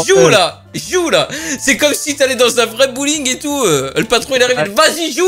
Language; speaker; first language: French; native; French